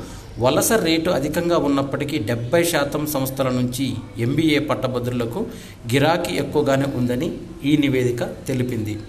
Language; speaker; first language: Telugu; native; Telugu